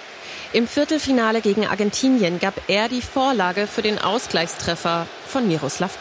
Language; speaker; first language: German; native; German